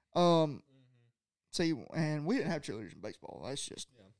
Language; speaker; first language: English; native; English